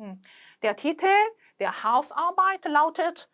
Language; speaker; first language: German; non-native, fluent; Korean